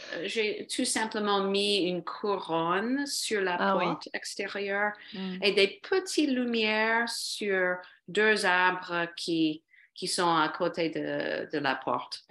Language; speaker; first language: French; non-native, fluent; English